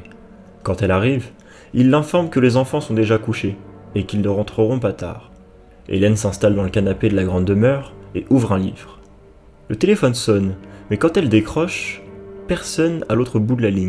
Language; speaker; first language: French; native; French